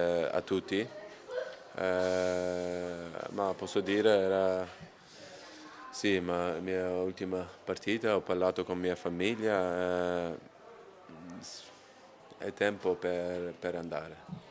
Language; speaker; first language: Italian; non-native, learner; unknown